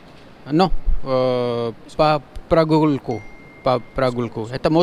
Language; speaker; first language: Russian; non-native, learner; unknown